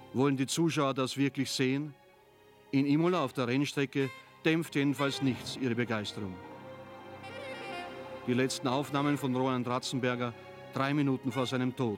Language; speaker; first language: German; native; German